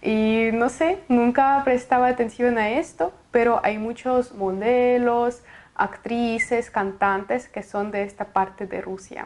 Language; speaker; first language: Spanish; non-native, fluent; Russian